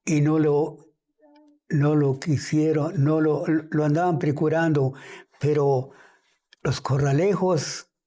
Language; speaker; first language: Spanish; early bilingual, heritage; Spanish